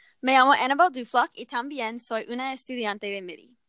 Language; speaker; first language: Spanish; non-native, learner; English